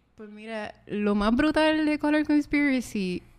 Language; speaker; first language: Spanish; native; Spanish